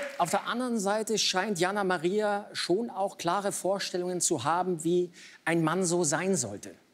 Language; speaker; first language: German; native; German